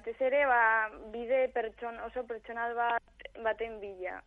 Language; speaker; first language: Basque; non-native, local second language; Spanish